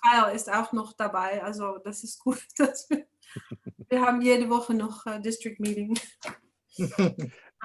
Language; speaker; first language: German; non-native, fluent; English